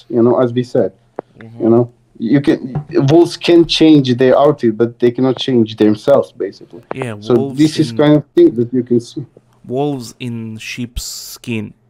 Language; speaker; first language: English; non-native, fluent; Serbian